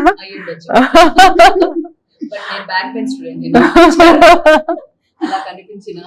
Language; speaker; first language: Telugu; native; Telugu